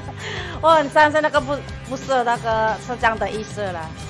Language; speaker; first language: Chinese; non-native, learner; Indonesian